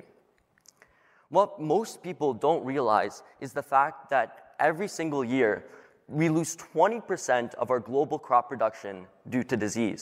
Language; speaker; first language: English; native; English